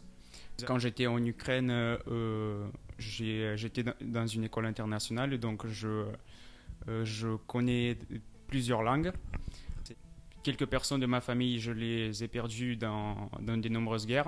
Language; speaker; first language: French; non-native, fluent; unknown